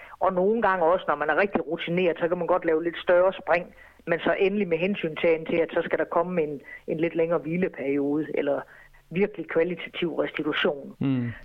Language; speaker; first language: Danish; native; Danish